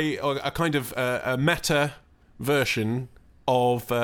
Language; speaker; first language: English; native; English